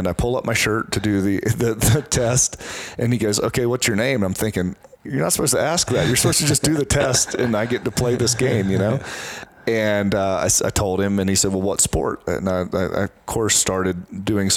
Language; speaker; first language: English; native; English